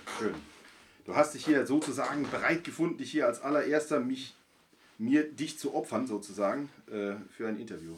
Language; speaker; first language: German; native; German